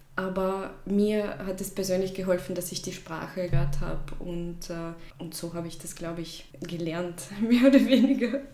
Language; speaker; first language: German; non-native, fluent; Russian